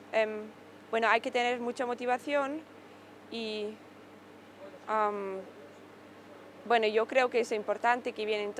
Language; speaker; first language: Spanish; non-native, fluent; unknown